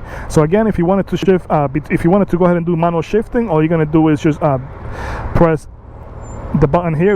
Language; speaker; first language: English; native; English